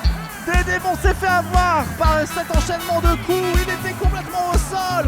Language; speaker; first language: French; native; French